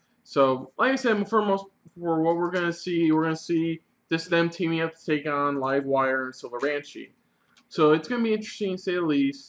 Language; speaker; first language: English; native; English